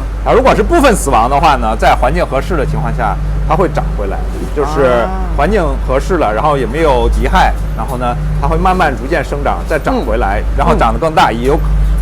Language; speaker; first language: Chinese; native; Chinese